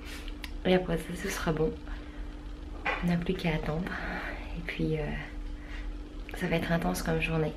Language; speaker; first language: French; native; French